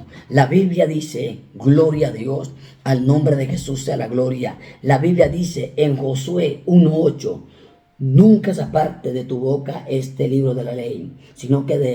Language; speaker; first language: Spanish; native; Spanish